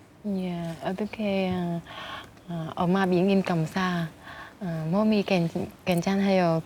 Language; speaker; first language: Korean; non-native, learner; Vietnamese